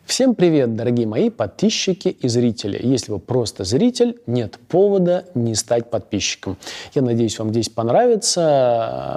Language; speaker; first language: Russian; native; Russian